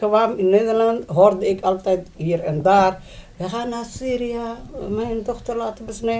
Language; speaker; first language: Dutch; non-native, learner; Somali